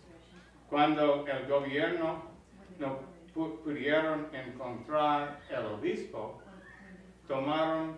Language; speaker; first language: Spanish; non-native, learner; English